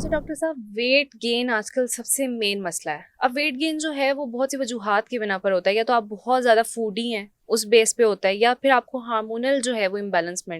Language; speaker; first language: Urdu; native; Urdu